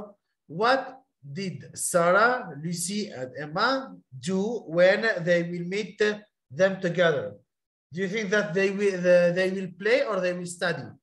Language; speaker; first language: English; non-native, fluent; Arabic